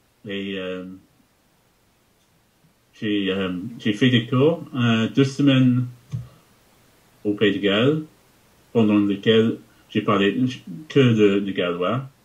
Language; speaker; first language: French; non-native, fluent; English